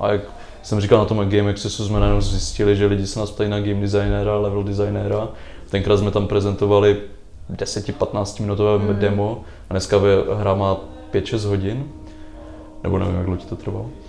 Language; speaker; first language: Czech; native; Czech